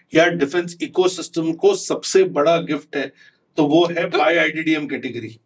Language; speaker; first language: Hindi; non-native, local second language; Konkani